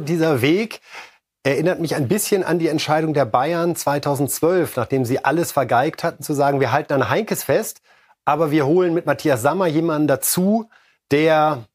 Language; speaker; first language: German; native; German